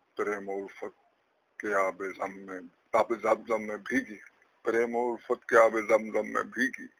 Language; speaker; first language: Urdu; non-native, local second language; Punjabi